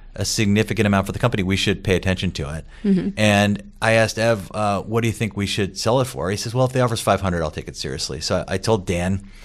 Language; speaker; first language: English; native; English